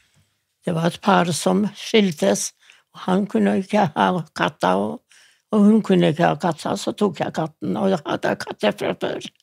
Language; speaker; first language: Norwegian; non-native, fluent; Yiddish